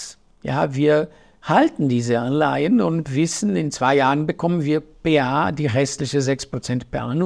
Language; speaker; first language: German; non-native, fluent; Portuguese